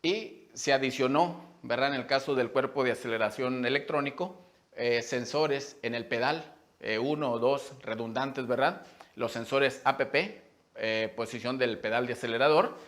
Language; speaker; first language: Spanish; native; Spanish